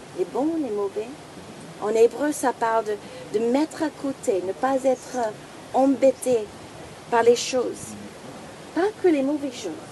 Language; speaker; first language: French; non-native, fluent; English